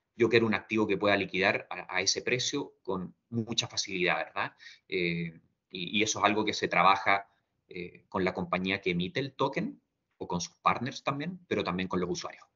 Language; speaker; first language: Spanish; native; Spanish